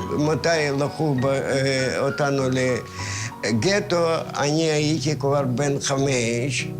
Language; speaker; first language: Hebrew; non-native, fluent; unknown